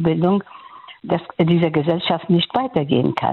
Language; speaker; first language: German; non-native, fluent; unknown